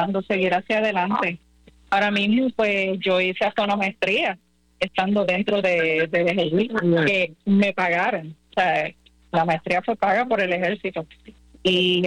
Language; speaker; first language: Spanish; native; Spanish